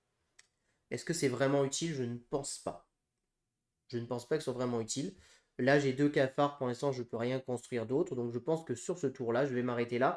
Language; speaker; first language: French; native; French